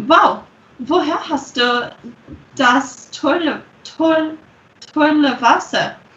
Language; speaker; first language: German; non-native, learner; English